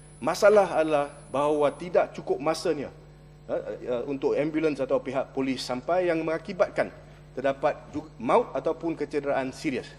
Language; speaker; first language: Malay; non-native, local second language; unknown